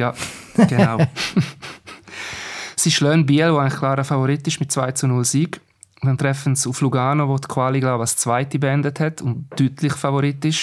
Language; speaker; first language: German; native; German